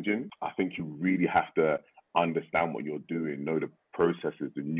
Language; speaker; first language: English; native; English